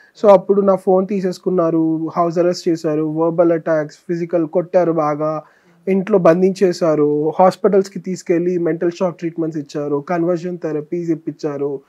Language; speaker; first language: Telugu; native; Telugu